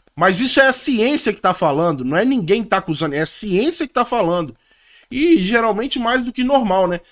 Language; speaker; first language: Portuguese; native; Portuguese